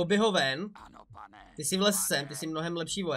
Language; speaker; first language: Czech; native; Czech